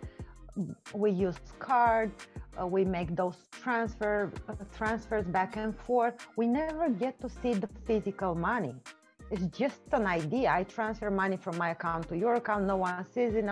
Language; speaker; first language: English; non-native, fluent; Romanian